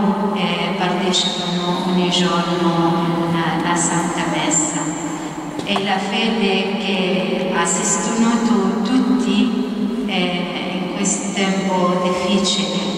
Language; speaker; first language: Italian; non-native, fluent; Arabic